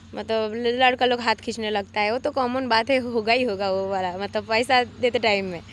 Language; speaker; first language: Hindi; non-native, local second language; Bangla